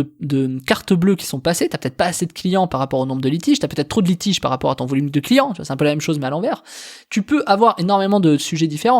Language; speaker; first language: French; native; French